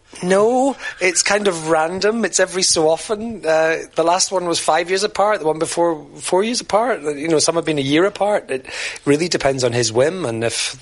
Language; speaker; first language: English; native; English